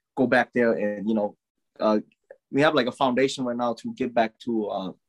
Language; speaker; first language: English; early bilingual, other home language; Lao